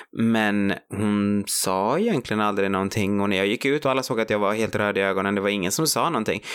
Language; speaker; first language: Swedish; early bilingual, other home language; Spanish